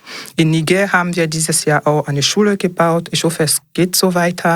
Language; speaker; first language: German; non-native, fluent; French